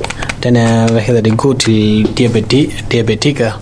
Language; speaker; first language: Danish; non-native, learner; Tamil